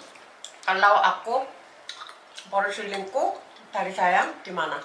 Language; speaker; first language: Indonesian; non-native, learner; Korean